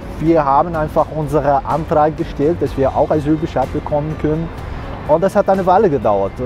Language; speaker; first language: German; non-native, fluent; Arabic